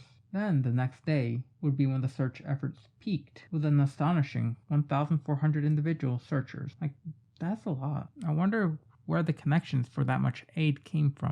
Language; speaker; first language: English; native; English